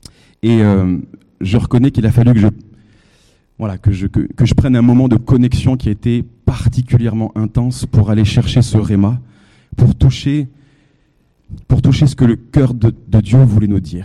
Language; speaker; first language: French; native; French